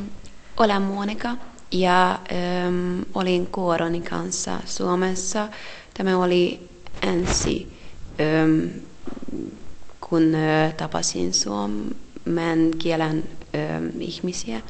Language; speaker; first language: Finnish; non-native, learner; Hungarian